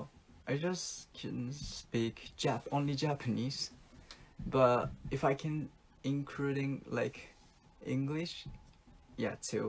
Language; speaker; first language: English; non-native, learner; Japanese